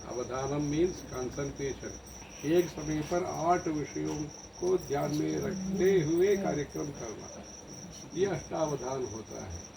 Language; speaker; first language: Hindi; non-native, local second language; Tamil